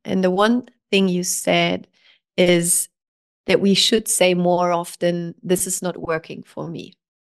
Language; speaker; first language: English; non-native, fluent; German